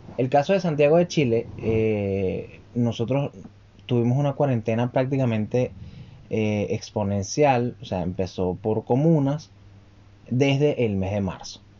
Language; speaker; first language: Spanish; native; Spanish